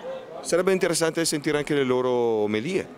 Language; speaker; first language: Italian; native; Italian